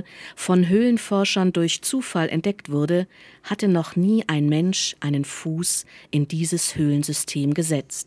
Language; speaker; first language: German; native; German